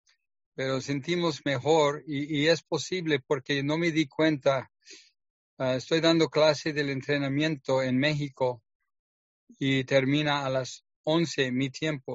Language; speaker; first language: Spanish; non-native, fluent; English